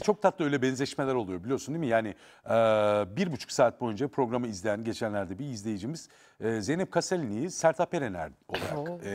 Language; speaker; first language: Turkish; native; Turkish